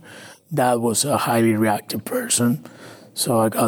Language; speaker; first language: English; non-native, fluent; Spanish